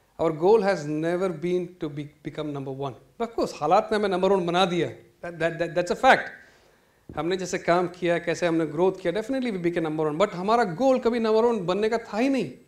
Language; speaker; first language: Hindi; non-native, local second language; Malayalam